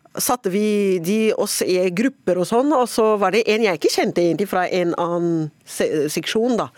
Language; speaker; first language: Norwegian; non-native, fluent; Arabic